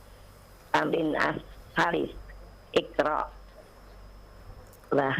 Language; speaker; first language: Arabic; non-native, learner; Indonesian